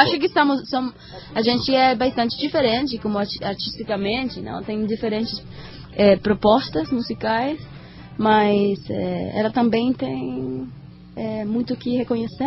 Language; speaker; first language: Portuguese; non-native, learner; Spanish